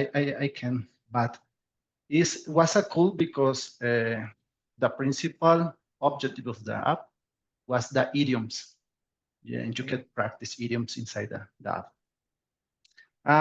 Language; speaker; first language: English; non-native, learner; Spanish